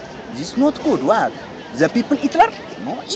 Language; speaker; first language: English; non-native, learner; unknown